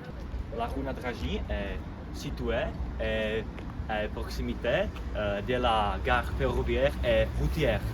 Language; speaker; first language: French; non-native, learner; Czech